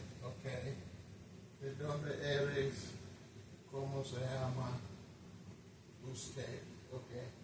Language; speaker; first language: Spanish; non-native, learner; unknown